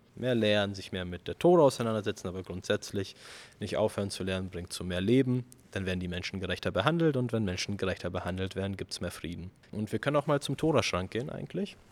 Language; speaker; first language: German; early bilingual, other home language; Russian